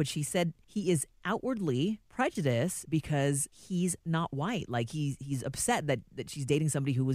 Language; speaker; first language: English; native; English